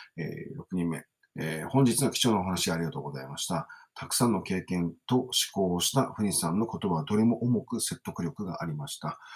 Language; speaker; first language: Japanese; native; Japanese